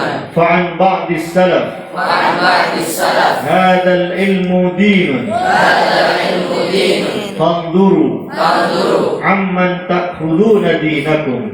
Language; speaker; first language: Arabic; non-native, fluent; Indonesian